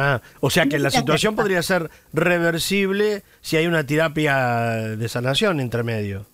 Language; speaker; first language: Spanish; native; Spanish